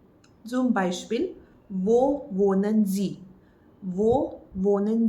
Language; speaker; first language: German; non-native, learner; Marathi